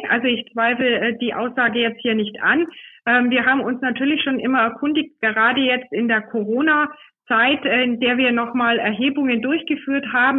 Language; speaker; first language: German; native; German